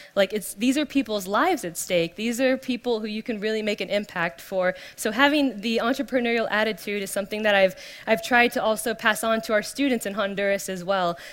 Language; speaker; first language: English; native; English